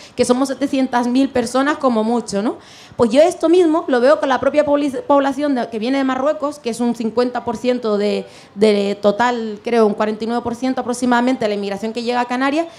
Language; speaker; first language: Spanish; non-native, fluent; Arabic